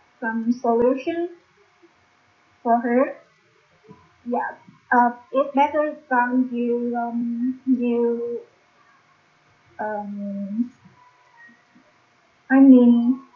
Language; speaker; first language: English; non-native, learner; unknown